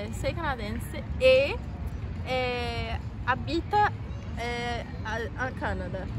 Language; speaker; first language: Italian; non-native, learner; Portuguese